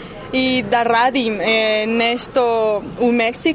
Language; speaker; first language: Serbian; non-native, learner; Spanish